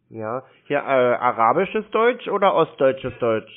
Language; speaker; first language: German; native; German